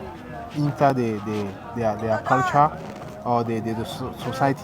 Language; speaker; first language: English; non-native, fluent; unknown